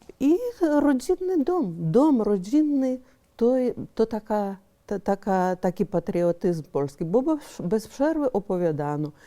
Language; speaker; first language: Polish; early bilingual, heritage; Polish